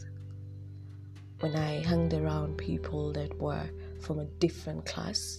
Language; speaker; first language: English; non-native, local second language; Swahili